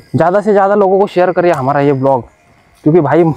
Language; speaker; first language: Hindi; non-native, local second language; Marathi